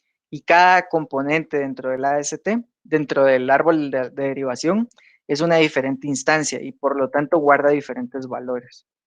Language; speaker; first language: Spanish; native; Spanish